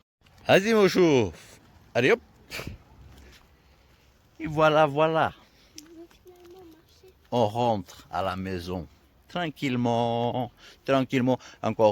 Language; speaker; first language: French; native; French